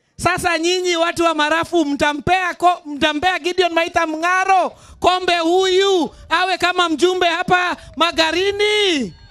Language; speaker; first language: Swahili; non-native, local second language; Luo (Kenya and Tanzania)